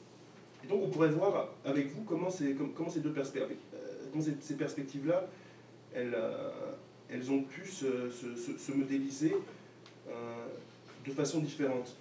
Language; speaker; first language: French; native; French